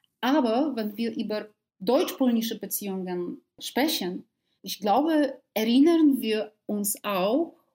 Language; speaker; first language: German; non-native, fluent; Polish